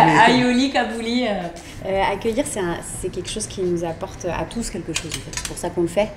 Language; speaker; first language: French; native; French